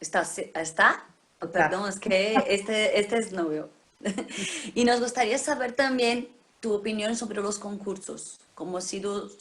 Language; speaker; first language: Spanish; non-native, fluent; Portuguese